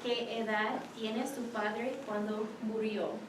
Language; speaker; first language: Spanish; non-native, learner; English